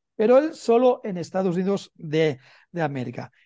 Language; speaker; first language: Spanish; native; Spanish